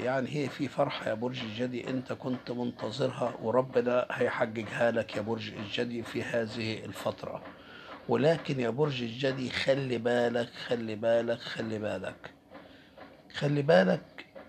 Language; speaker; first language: Arabic; native; Arabic